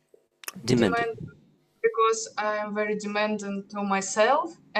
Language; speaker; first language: English; non-native, learner; Russian